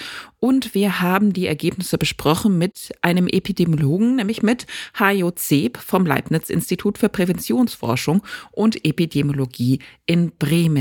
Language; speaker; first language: German; native; German